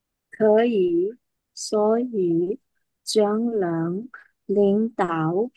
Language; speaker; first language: Chinese; non-native, learner; Burmese